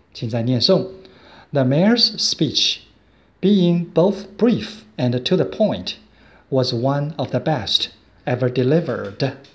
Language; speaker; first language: English; non-native, fluent; Chinese